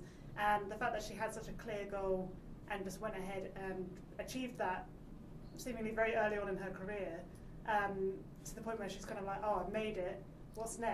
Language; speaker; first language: English; native; English